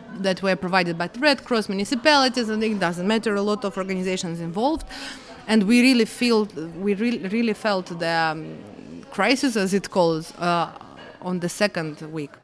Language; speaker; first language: English; non-native, learner; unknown